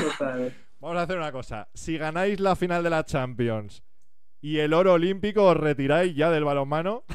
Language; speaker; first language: Spanish; native; Spanish